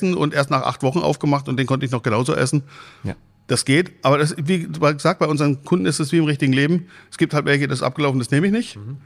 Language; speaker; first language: German; native; German